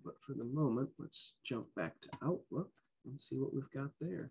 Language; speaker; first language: English; native; English